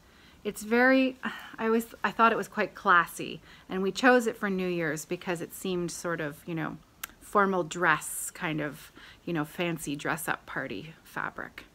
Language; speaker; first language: English; native; English